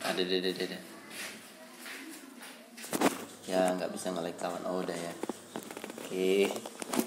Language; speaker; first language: Indonesian; native; Indonesian